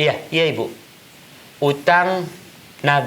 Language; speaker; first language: Malay; native; Malay